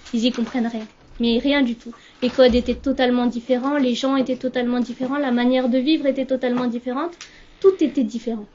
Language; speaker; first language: French; early bilingual, other home language; Punjabi